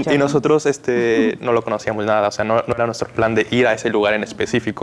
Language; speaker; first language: Spanish; native; Spanish